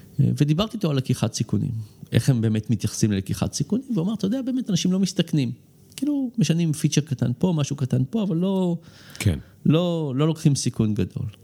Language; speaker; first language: Hebrew; early bilingual, other home language; English